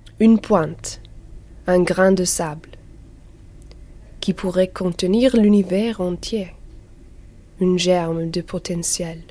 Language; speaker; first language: French; non-native, learner; English